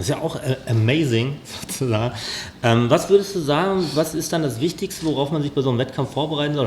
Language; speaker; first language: German; native; German